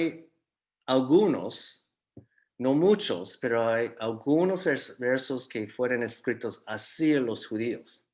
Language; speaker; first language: Spanish; non-native, fluent; English